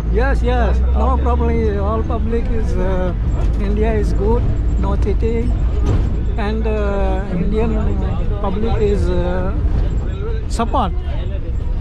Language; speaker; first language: English; non-native, learner; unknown